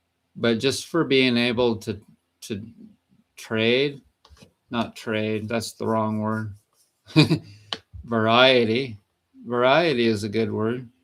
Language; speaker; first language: English; native; English